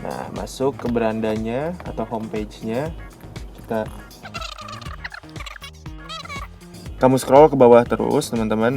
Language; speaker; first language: Indonesian; native; Indonesian